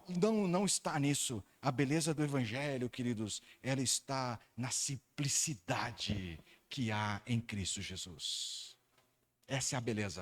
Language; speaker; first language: Portuguese; native; Portuguese